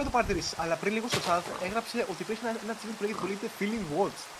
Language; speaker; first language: Greek; native; Greek